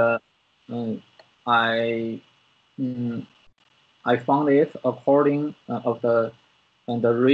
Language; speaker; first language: English; non-native, learner; Chinese